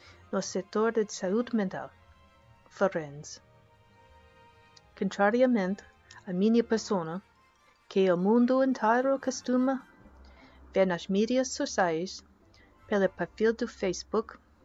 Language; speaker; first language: Portuguese; non-native, learner; English